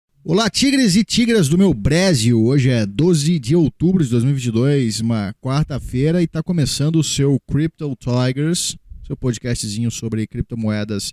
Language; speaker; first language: Portuguese; native; Portuguese